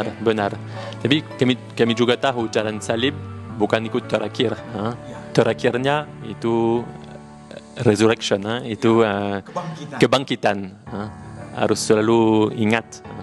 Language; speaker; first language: Indonesian; non-native, learner; French